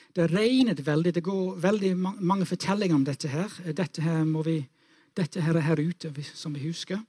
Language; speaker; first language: Norwegian; non-native, fluent; English